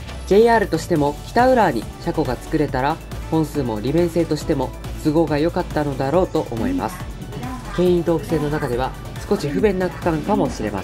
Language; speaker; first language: Japanese; native; Japanese